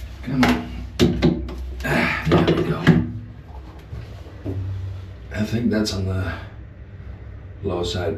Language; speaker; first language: English; non-native, fluent; Dutch